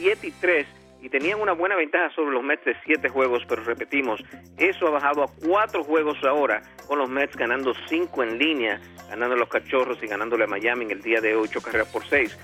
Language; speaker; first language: Spanish; native; Spanish